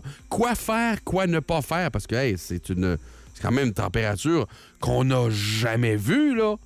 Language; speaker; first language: French; native; French